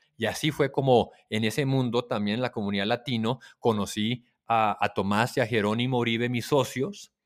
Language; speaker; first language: Spanish; native; Spanish